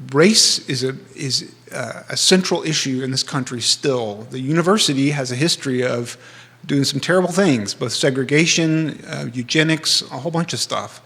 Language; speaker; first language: English; native; English